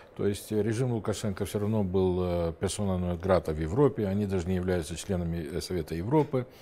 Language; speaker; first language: Russian; non-native, local second language; Romanian